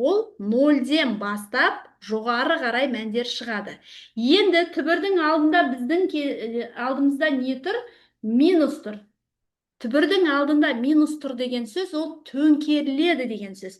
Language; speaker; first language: Kazakh; native; Kazakh